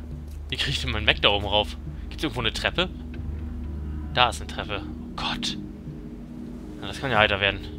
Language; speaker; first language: German; native; German